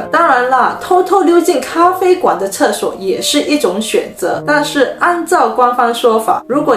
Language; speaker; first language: Chinese; native; Chinese